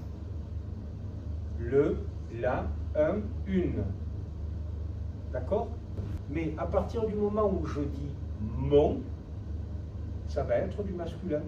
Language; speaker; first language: French; native; French